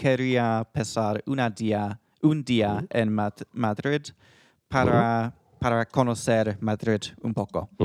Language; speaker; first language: Spanish; non-native, learner; English